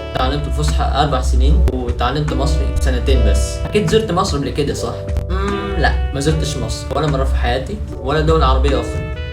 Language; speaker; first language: Arabic; non-native, fluent; Indonesian